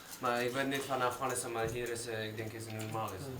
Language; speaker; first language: Dutch; non-native, learner; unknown